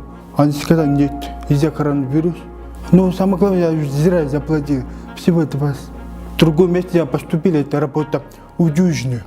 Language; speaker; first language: Russian; non-native, local second language; Kyrgyz